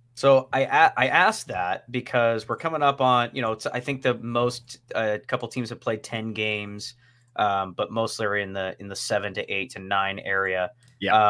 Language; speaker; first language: English; native; English